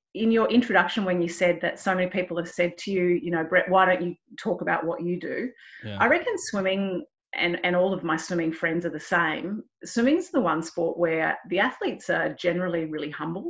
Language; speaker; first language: English; native; English